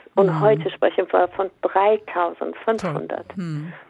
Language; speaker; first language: German; non-native, fluent; Persian